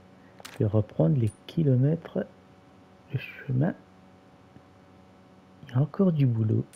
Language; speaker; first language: French; native; French